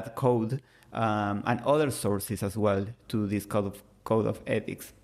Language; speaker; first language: English; non-native, fluent; Spanish